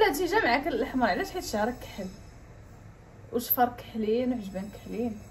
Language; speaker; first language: Arabic; native; Arabic